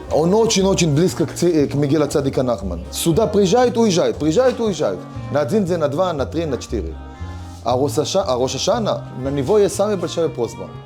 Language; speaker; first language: Russian; early bilingual, heritage; Hebrew